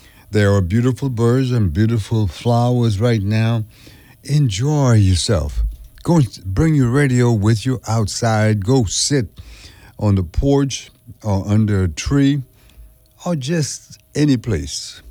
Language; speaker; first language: English; early bilingual, other home language; French